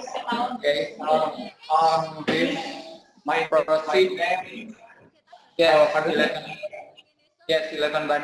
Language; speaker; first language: English; non-native, learner; Indonesian